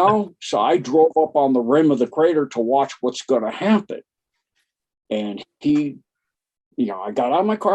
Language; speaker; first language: English; native; English